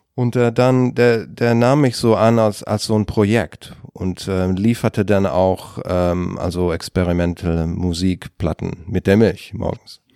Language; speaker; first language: German; non-native, fluent; English